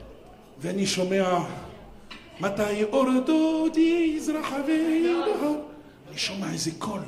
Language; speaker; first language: Hebrew; non-native, fluent; French